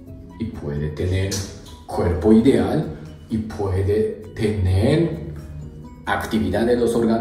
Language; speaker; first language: Spanish; non-native, learner; Japanese